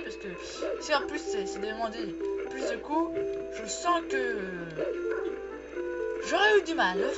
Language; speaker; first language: French; native; French